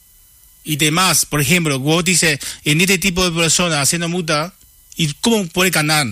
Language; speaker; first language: Spanish; non-native, learner; Chinese